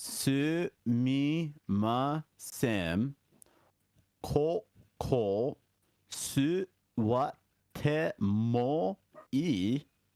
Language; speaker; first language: Japanese; non-native, learner; English